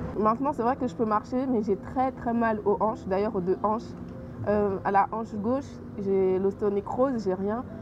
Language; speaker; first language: French; native; French